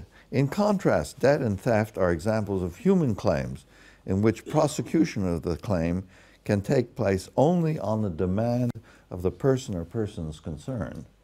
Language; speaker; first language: English; native; English